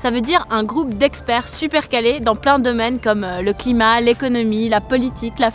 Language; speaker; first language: French; native; French